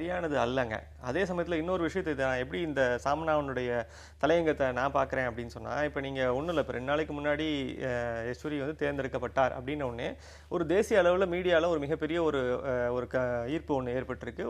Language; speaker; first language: Tamil; native; Tamil